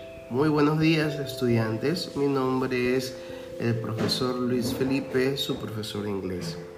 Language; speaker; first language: Spanish; native; Spanish